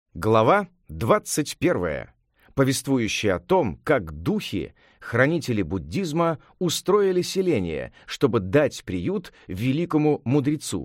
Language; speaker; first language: Russian; native; Russian